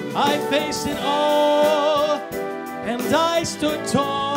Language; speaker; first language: English; native; English